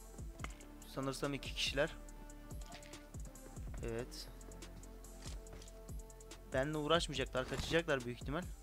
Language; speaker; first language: Turkish; native; Turkish